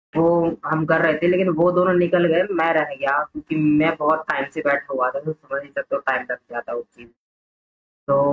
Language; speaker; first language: Hindi; native; Hindi